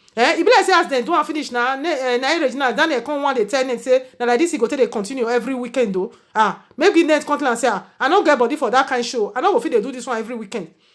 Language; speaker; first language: Nigerian Pidgin; native; Nigerian Pidgin